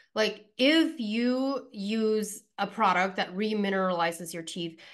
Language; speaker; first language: English; early bilingual, other home language; Pennsylvania German